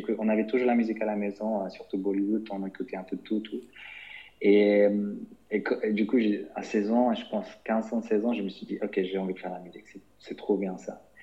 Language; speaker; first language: French; non-native, fluent; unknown